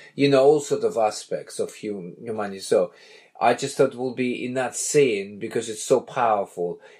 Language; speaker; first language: English; non-native, fluent; Belarusian